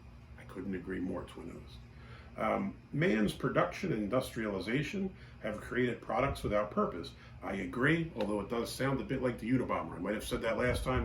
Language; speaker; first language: English; native; English